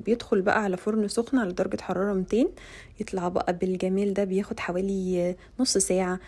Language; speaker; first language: Arabic; native; Arabic